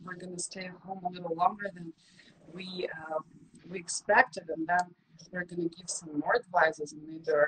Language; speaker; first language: English; non-native, fluent; Russian